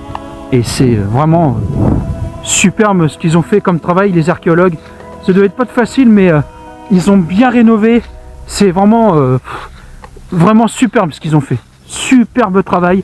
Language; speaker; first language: French; native; French